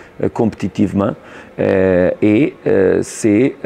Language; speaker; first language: French; non-native, learner; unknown